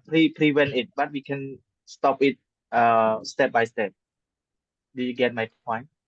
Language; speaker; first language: English; non-native, fluent; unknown